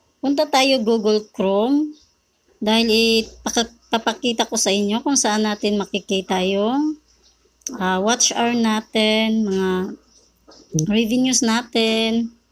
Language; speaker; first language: Filipino; native; Filipino